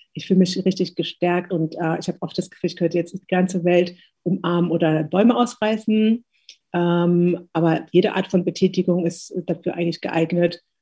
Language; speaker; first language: German; early bilingual, other home language; Tigrinya